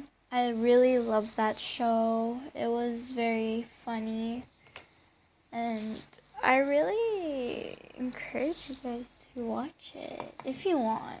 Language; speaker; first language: English; non-native, local second language; Filipino